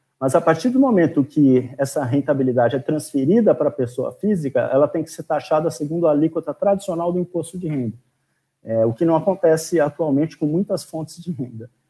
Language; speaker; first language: Portuguese; native; Portuguese